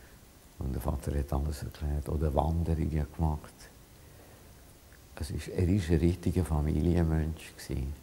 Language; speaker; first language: German; non-native, fluent; Hungarian